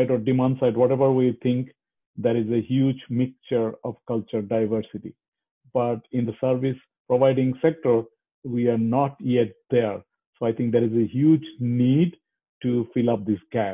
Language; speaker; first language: English; non-native, local second language; Bangla